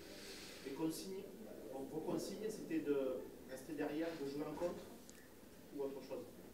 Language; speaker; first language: French; native; French